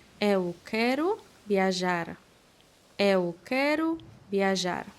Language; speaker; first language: Portuguese; non-native, fluent; Polish